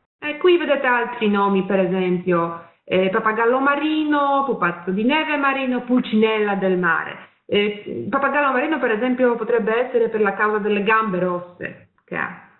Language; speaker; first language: Italian; non-native, fluent; Polish